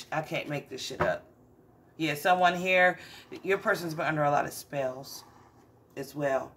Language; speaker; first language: English; native; English